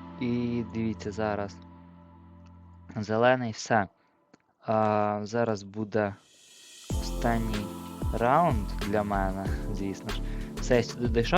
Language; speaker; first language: Ukrainian; native; Ukrainian